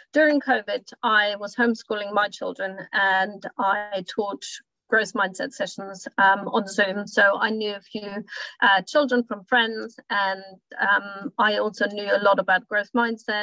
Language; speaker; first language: English; non-native, fluent; German